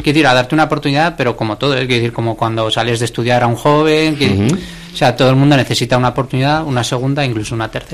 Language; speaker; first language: Spanish; native; Spanish